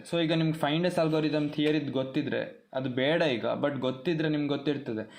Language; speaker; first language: Kannada; non-native, local second language; Konkani